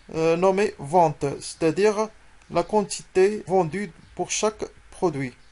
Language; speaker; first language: French; non-native, local second language; Arabic